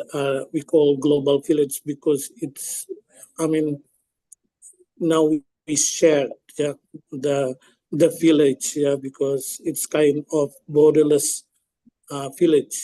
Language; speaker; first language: English; non-native, fluent; Indonesian